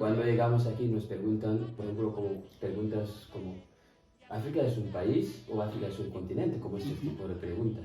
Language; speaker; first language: Spanish; non-native, fluent; Fula